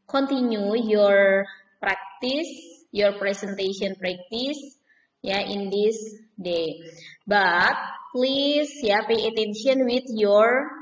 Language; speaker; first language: English; non-native, learner; Indonesian